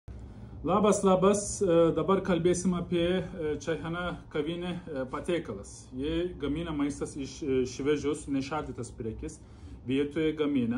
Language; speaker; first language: Lithuanian; non-native, learner; Turkish